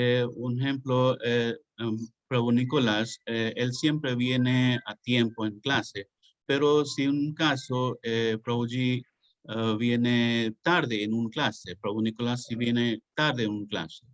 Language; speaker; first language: Spanish; non-native, learner; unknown